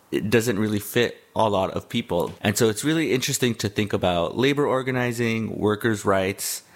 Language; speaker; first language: English; early bilingual, other home language; Spanish